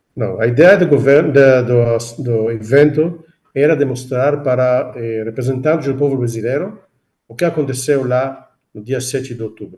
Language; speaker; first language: Portuguese; non-native, fluent; Hebrew